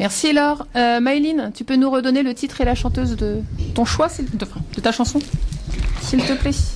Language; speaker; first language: French; native; French